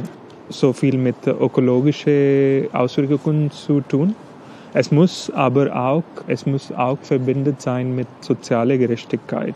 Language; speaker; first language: German; non-native, learner; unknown